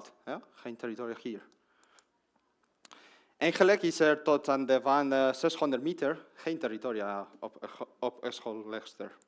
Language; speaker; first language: Dutch; non-native, learner; Spanish